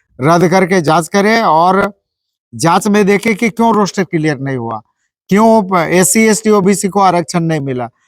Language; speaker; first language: Hindi; native; Hindi